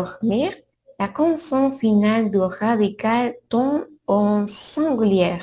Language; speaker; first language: French; non-native, learner; Spanish